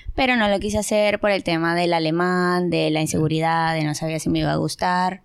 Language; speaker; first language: Spanish; native; Spanish